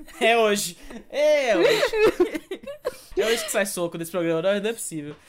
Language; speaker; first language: Portuguese; native; Portuguese